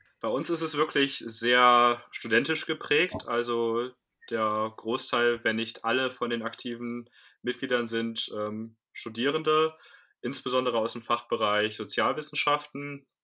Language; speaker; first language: German; native; German